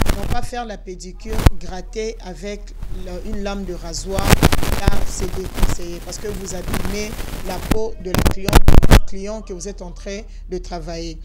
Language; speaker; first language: French; non-native, local second language; Lingala